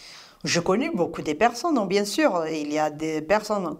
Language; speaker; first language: French; non-native, fluent; Spanish